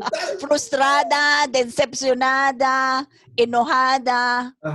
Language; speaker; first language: Spanish; non-native, fluent; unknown